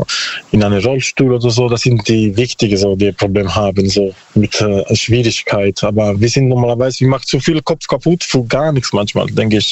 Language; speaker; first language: German; non-native, learner; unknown